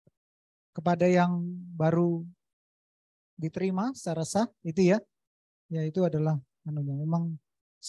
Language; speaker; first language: Indonesian; native; Indonesian